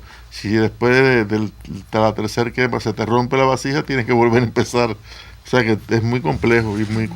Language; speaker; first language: Spanish; native; Spanish